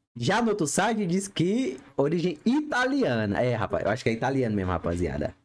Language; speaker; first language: Portuguese; native; Portuguese